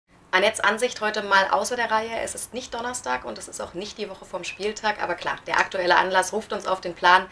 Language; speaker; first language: German; native; German